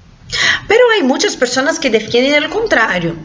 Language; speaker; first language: Spanish; non-native, fluent; Portuguese